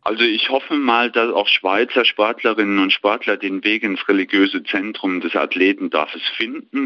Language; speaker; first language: German; native; German